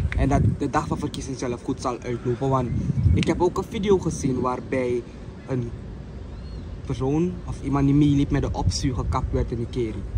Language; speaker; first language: Dutch; native; Dutch